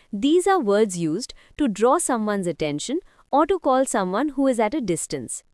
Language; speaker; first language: English; non-native, local second language; Hindi